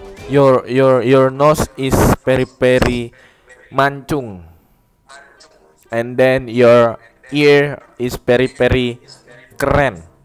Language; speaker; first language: English; non-native, learner; Indonesian